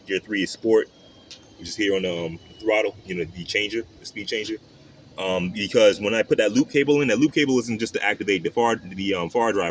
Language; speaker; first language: English; native; English